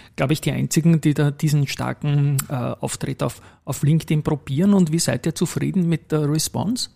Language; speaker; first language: German; native; German